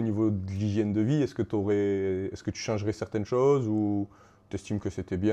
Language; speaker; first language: French; native; French